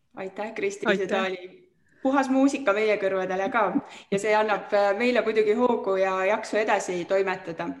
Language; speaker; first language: Estonian; native; Estonian